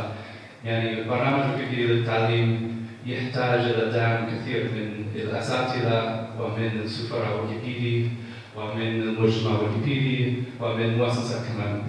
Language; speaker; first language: Arabic; non-native, fluent; English